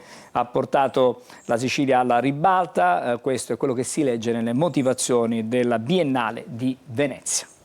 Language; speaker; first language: Italian; native; Italian